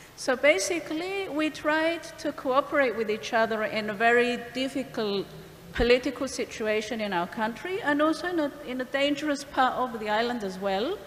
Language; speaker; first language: English; non-native, fluent; Greek